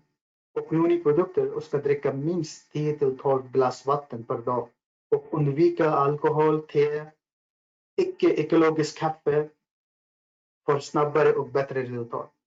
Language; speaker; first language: Swedish; non-native, fluent; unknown